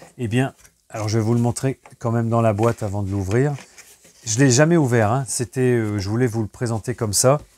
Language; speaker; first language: French; native; French